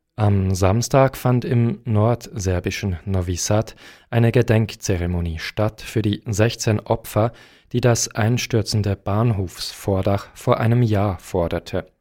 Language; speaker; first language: German; native; German